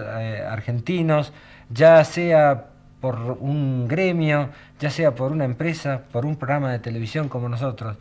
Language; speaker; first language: Spanish; native; Spanish